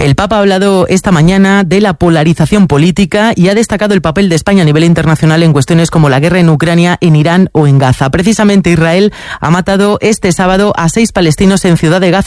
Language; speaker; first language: Spanish; native; Spanish